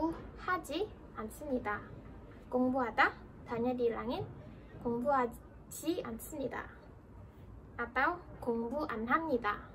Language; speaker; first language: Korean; non-native, fluent; Indonesian